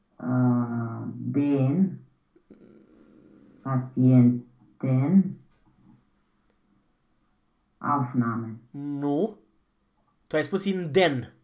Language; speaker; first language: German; non-native, learner; Romanian